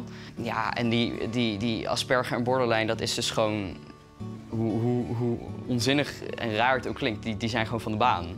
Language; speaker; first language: Dutch; native; Dutch